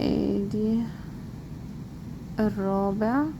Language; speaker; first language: Arabic; native; Arabic